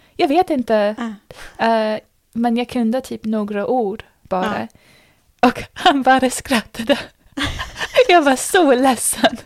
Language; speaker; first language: Swedish; non-native, fluent; English